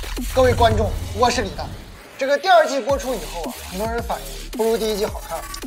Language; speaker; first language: Chinese; native; Chinese